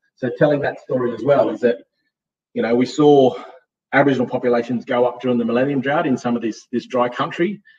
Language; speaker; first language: English; native; English